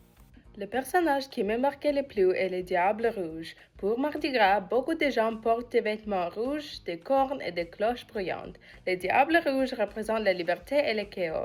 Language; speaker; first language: French; non-native, learner; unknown